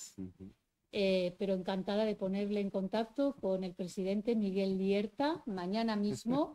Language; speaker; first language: Spanish; native; Spanish